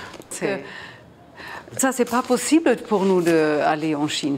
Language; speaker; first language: French; non-native, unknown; German